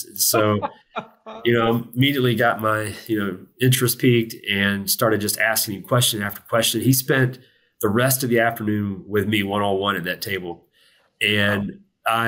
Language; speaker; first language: English; native; English